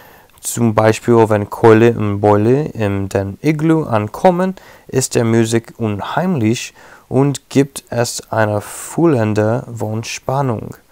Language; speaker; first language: German; non-native, learner; English